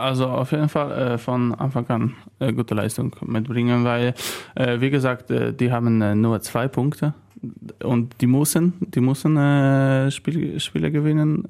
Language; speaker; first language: German; non-native, learner; Polish